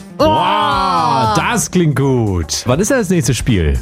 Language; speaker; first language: German; native; German